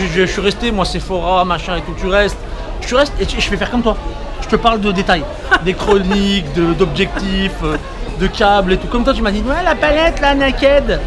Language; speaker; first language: French; native; French